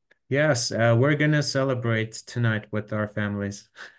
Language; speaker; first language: English; non-native, fluent; Armenian